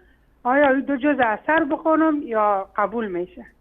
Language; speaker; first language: Persian; native; Persian